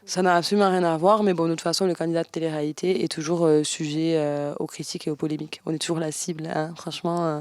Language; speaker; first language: French; native; French